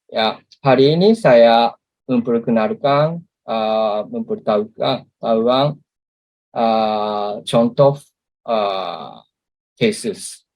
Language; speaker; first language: Indonesian; non-native, learner; Japanese